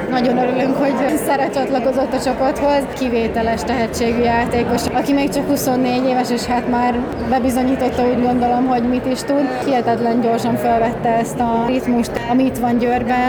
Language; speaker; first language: Hungarian; native; Hungarian